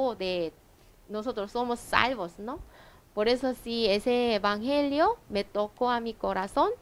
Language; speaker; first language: Spanish; non-native, learner; Korean